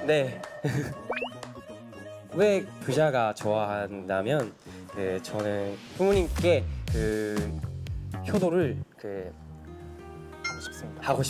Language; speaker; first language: Korean; non-native, learner; Japanese